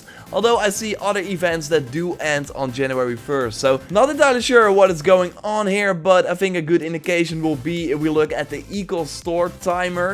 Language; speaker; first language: English; non-native, fluent; Dutch